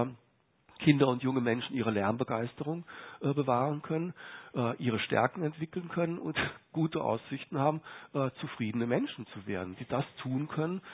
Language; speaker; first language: German; native; German